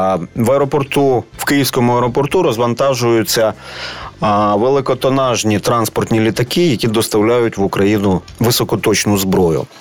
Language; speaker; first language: Ukrainian; native; Ukrainian